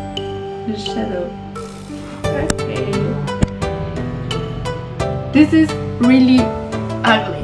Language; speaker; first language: English; non-native, fluent; Italian